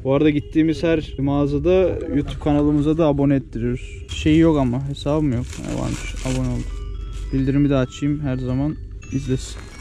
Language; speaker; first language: Turkish; native; Turkish